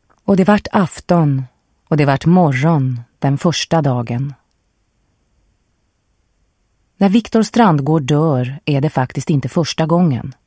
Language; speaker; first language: Swedish; native; Swedish